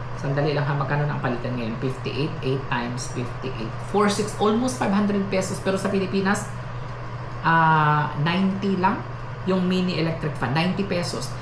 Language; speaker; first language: Filipino; non-native, local second language; Cebuano